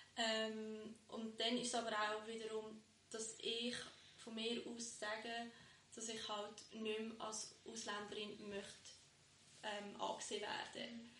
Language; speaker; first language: German; early bilingual, other home language; Bosnian